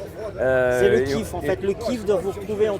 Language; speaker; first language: French; native; French